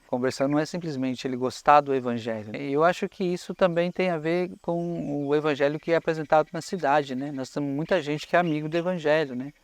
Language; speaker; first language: Portuguese; native; Portuguese